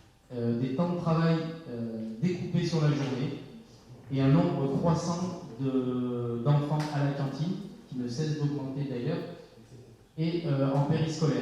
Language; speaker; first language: French; native; French